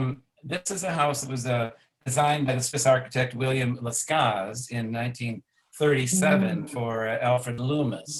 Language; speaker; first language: English; native; English